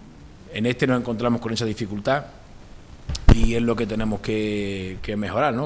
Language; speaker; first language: Spanish; native; Spanish